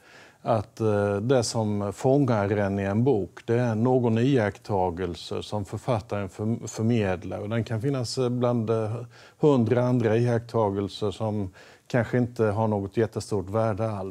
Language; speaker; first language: Swedish; native; Swedish